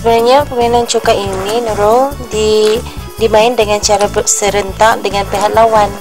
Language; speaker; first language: Malay; native; Malay